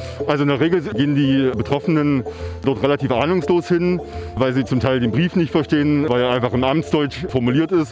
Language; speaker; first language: German; native; German